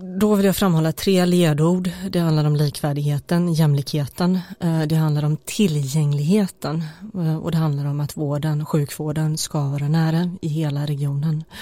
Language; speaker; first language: Swedish; early bilingual, other home language; Bosnian